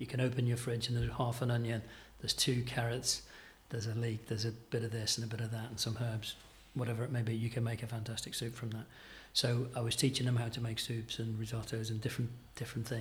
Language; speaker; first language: English; native; English